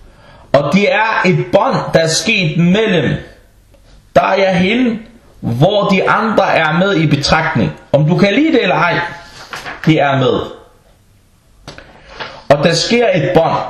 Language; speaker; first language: Danish; non-native, local second language; Arabic